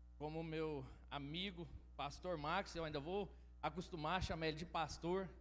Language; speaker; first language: Portuguese; early bilingual, heritage; Portuguese